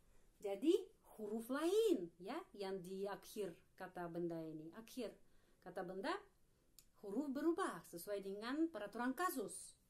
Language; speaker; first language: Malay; non-native, fluent; Russian